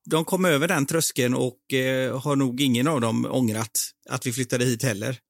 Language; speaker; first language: Swedish; native; Swedish